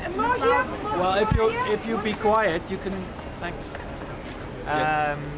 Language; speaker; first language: English; non-native, fluent; Dutch